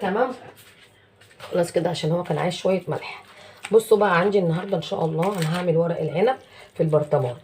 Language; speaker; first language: Arabic; native; Arabic